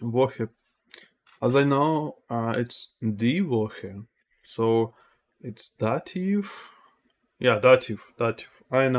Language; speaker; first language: German; non-native, learner; Russian